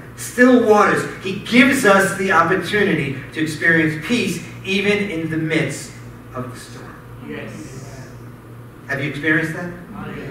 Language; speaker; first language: English; native; English